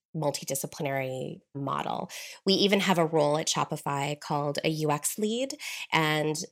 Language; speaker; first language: English; native; English